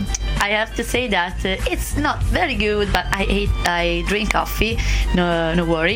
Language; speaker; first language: English; non-native, learner; Italian